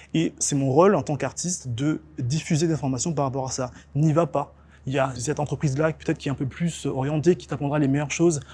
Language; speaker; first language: French; early bilingual, other home language; English